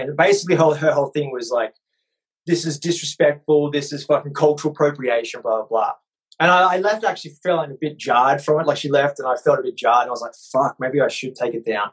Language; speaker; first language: English; native; English